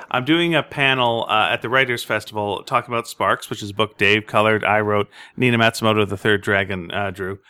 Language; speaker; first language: English; native; English